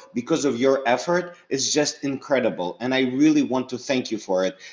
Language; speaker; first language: English; early bilingual, other home language; Russian